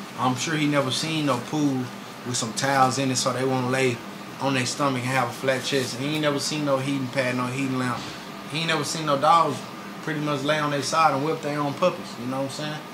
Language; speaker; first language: English; native; English